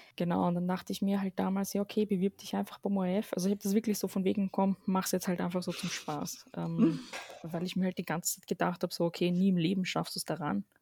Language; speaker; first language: German; early bilingual, other home language; Arabic